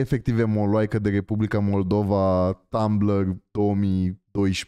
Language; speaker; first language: Romanian; native; Romanian